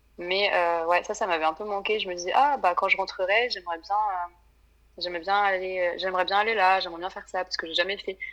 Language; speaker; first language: French; native; French